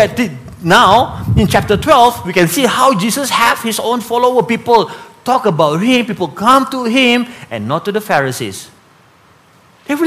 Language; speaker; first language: English; non-native, local second language; Malay